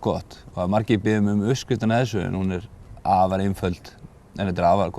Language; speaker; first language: Icelandic; native; Icelandic